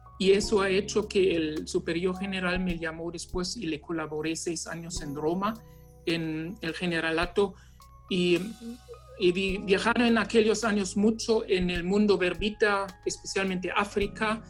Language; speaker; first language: Spanish; non-native, fluent; German